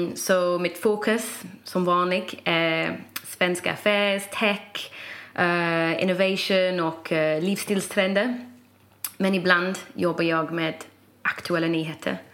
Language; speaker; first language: Swedish; non-native, fluent; English